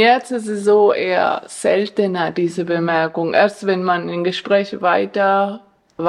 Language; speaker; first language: German; non-native, fluent; Spanish